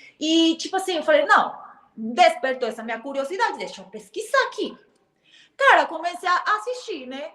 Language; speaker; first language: Portuguese; non-native, fluent; Spanish